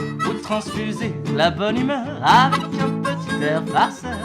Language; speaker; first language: French; native; French